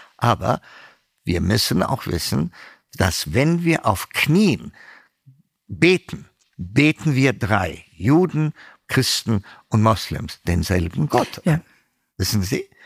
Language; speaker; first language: German; non-native, fluent; Amharic